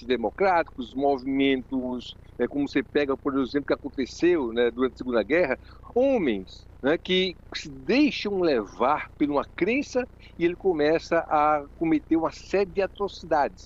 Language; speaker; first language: Portuguese; native; Portuguese